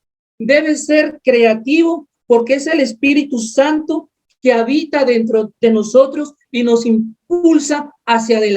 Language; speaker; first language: Spanish; native; Spanish